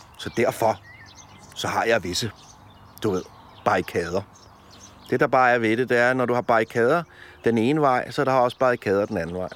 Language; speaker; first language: Danish; early bilingual, other home language; Polish